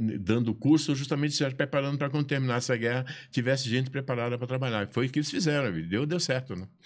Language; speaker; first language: Portuguese; native; Portuguese